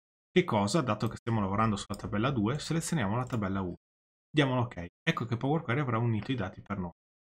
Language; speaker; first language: Italian; native; Italian